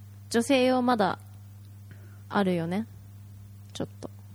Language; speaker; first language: Japanese; native; Japanese